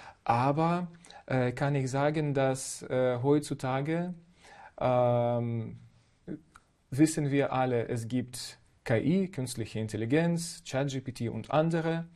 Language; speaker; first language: German; non-native, fluent; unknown